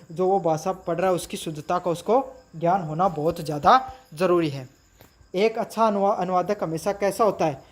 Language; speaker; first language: Hindi; native; Hindi